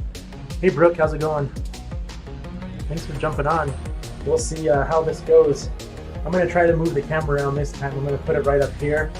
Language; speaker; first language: English; native; English